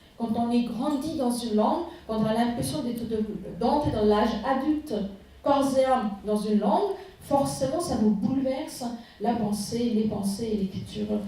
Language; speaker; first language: French; non-native, fluent; Bangla